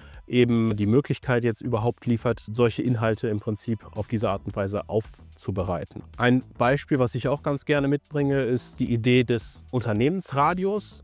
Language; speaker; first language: German; native; German